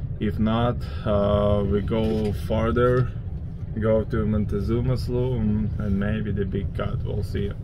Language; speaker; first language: English; non-native, learner; Ukrainian